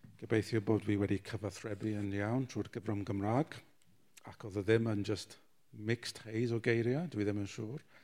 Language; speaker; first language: Welsh; non-native, local second language; English